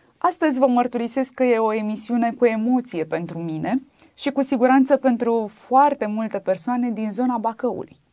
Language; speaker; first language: Romanian; native; Romanian